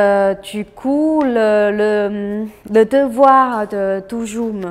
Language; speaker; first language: French; non-native, fluent; Chinese